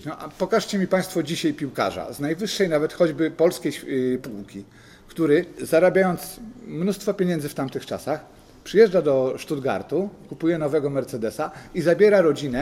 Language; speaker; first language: Polish; native; Polish